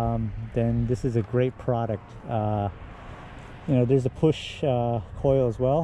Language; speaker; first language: English; native; English